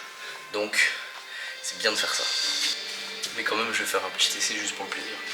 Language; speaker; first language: French; native; French